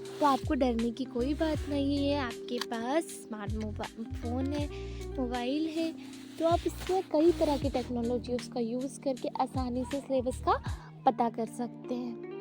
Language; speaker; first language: Hindi; native; Hindi